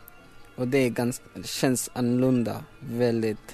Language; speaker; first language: Swedish; non-native, learner; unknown